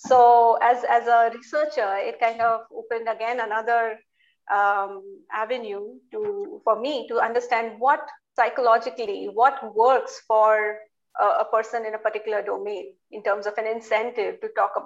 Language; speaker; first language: English; non-native, local second language; Hindi